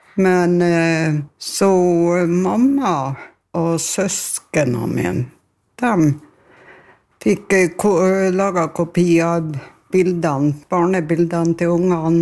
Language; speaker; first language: Norwegian; native; Norwegian